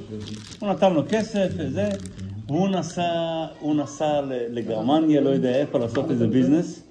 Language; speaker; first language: Hebrew; non-native, fluent; Yiddish